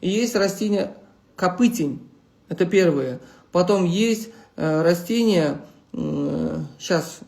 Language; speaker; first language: Russian; non-native, local second language; Uzbek